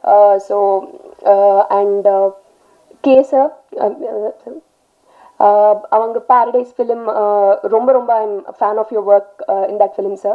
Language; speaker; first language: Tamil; non-native, learner; Telugu